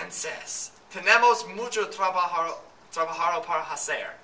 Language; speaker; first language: Spanish; non-native, learner; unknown